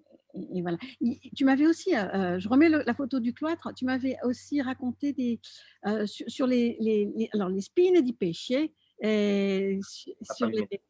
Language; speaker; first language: French; native; French